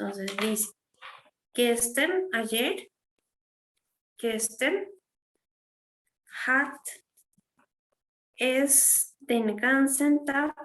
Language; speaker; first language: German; non-native, fluent; Spanish